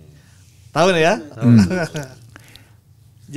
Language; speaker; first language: Indonesian; native; Indonesian